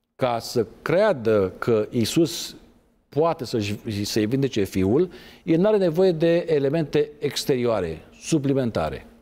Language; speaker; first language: Romanian; native; Romanian